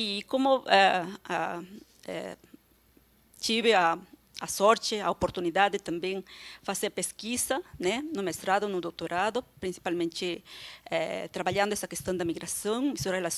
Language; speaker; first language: Portuguese; non-native, fluent; Spanish